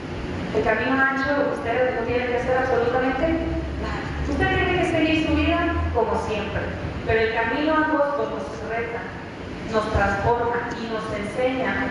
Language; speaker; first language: Spanish; native; Spanish